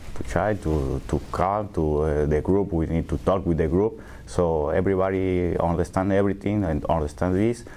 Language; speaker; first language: English; non-native, learner; Spanish